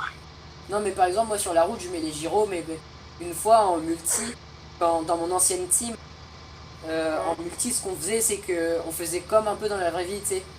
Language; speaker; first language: French; native; French